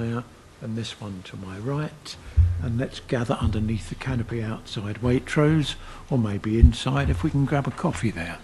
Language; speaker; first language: English; native; English